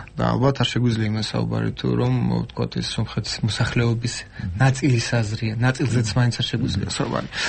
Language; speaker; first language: Georgian; non-native, local second language; Armenian